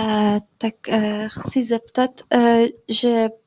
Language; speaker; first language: Czech; non-native, fluent; Persian